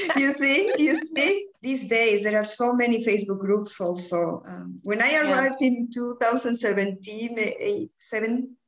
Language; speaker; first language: English; non-native, fluent; Spanish